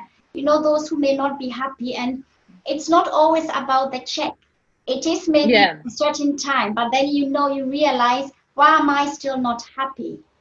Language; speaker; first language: English; non-native, fluent; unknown